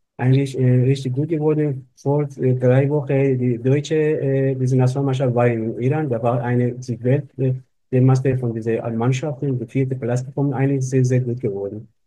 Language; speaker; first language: German; non-native, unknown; Persian